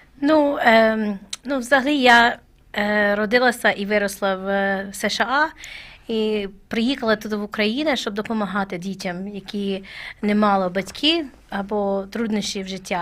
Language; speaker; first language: Ukrainian; non-native, learner; English